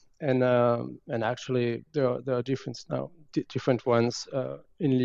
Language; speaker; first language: English; non-native, fluent; French